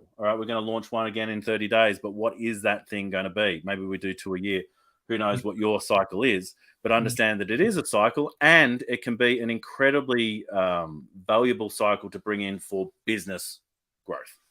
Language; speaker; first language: English; native; English